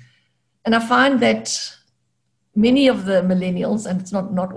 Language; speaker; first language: English; native; English